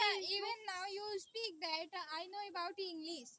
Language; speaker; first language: English; non-native, learner; Hindi